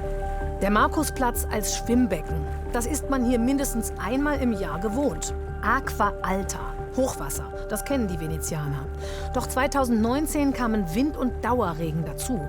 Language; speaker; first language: German; native; German